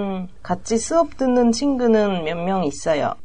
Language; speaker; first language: Korean; non-native, learner; Japanese